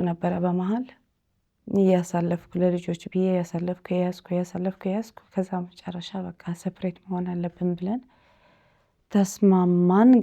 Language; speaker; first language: Amharic; early bilingual, heritage; Amharic